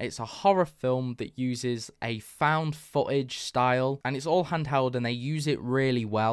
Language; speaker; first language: English; native; English